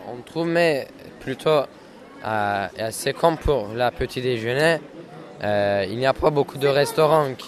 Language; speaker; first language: French; non-native, learner; Turkish